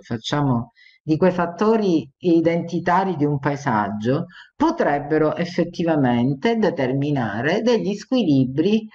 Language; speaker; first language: Italian; native; Italian